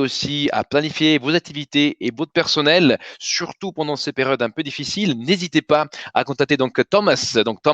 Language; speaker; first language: French; native; French